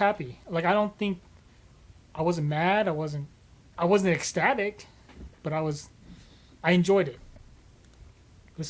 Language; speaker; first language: English; native; English